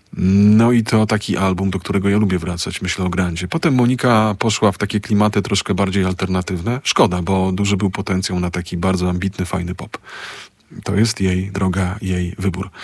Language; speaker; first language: Polish; native; Polish